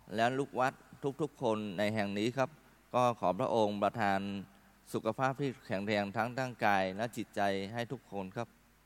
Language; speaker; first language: Thai; non-native, fluent; Vietnamese